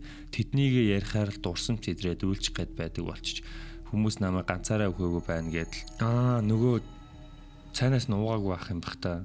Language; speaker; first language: Mongolian; native; Mongolian